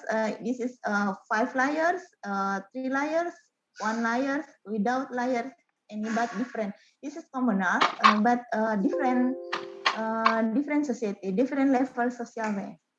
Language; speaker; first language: English; non-native, learner; Indonesian